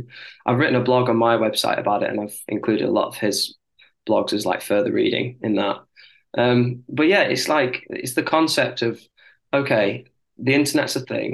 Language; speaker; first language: English; native; English